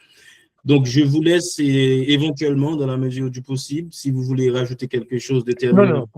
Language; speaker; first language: French; non-native, local second language; Haitian Creole